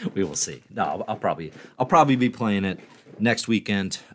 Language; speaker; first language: English; native; English